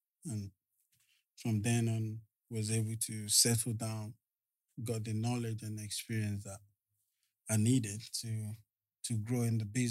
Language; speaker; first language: English; non-native, local second language; Yoruba